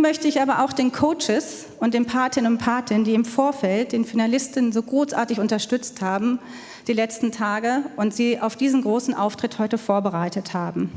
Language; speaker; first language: German; native; German